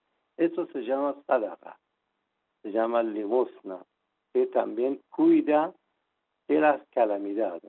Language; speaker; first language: Spanish; non-native, fluent; Persian